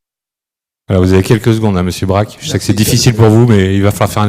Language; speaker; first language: French; native; French